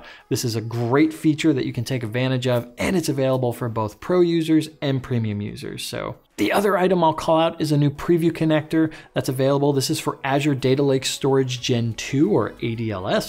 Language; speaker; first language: English; native; English